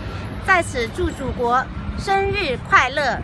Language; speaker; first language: Chinese; native; Chinese